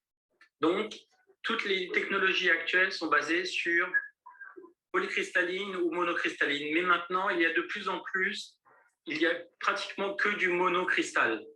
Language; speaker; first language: French; native; French